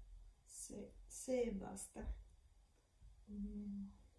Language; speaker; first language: Italian; non-native, learner; Russian